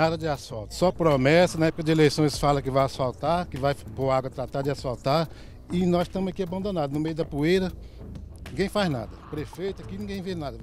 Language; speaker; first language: Portuguese; native; Portuguese